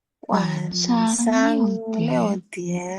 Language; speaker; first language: Chinese; non-native, learner; Indonesian